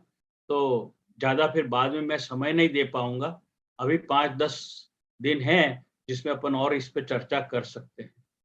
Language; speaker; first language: Hindi; native; Hindi